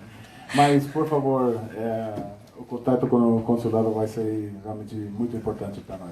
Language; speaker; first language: Portuguese; non-native, fluent; Spanish